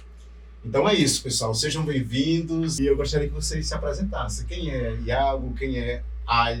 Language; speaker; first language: Portuguese; native; Portuguese